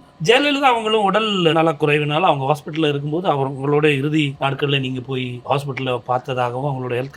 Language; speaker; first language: Tamil; native; Tamil